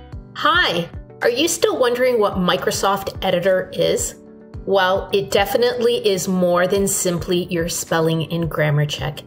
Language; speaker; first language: English; native; English